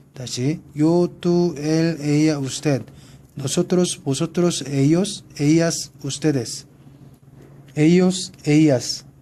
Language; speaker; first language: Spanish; non-native, learner; Korean